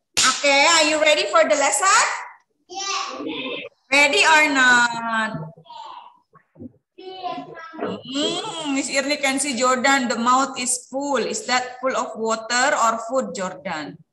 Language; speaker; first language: English; non-native, fluent; Indonesian